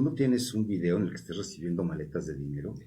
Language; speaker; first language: Spanish; native; Spanish